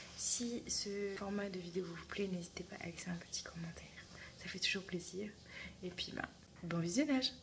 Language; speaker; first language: French; native; French